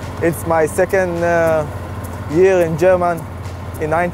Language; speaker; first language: English; non-native, learner; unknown